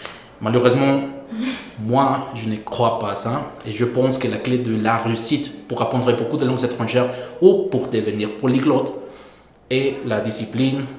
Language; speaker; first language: French; non-native, fluent; Spanish